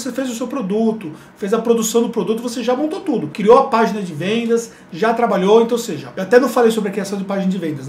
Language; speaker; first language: Portuguese; native; Portuguese